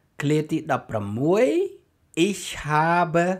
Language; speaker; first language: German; non-native, learner; Khmer